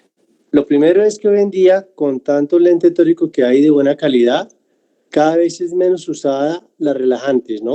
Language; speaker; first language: Spanish; native; Spanish